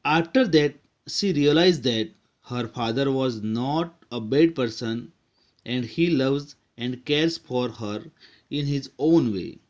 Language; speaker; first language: English; non-native, local second language; Gujarati